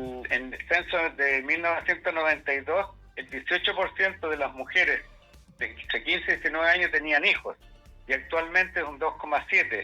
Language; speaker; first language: Spanish; native; Spanish